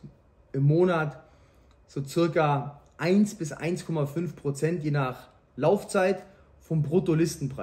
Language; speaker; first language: German; native; German